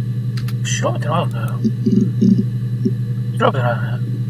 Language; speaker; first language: Japanese; native; Japanese